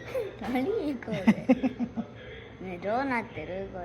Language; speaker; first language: Japanese; native; Japanese